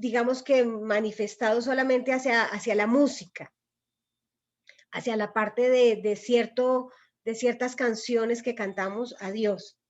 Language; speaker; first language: Spanish; native; Spanish